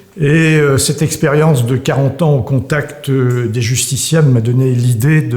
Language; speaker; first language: French; native; French